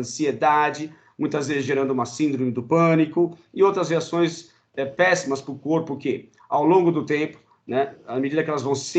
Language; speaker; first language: Portuguese; native; Portuguese